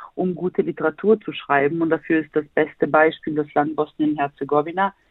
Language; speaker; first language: German; non-native, fluent; Bosnian